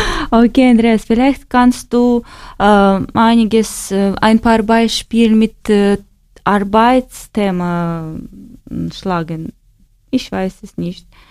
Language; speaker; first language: German; non-native, learner; Russian